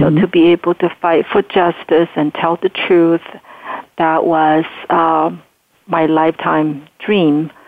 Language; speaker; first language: English; non-native, fluent; Chinese